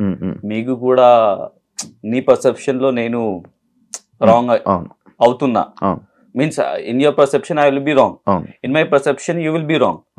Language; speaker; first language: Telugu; non-native, learner; Hindi